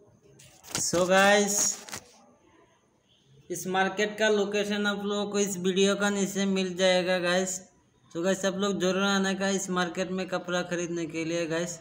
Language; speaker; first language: Hindi; non-native, local second language; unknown